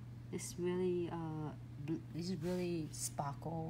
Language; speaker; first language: English; non-native, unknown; Vietnamese